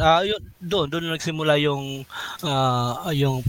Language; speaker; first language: English; non-native, local second language; Cebuano